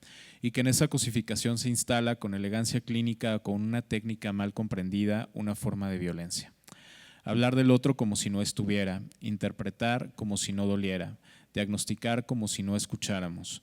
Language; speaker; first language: Spanish; native; Spanish